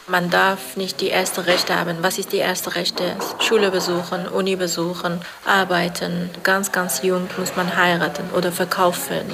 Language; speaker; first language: German; non-native, learner; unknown